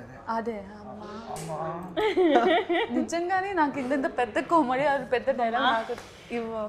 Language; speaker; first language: Telugu; non-native, learner; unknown